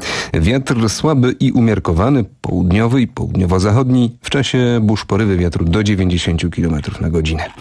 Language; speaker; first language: Polish; native; Polish